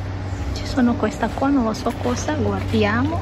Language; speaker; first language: Italian; non-native, learner; Indonesian